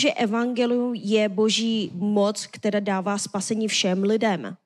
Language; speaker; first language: Czech; non-native, learner; Korean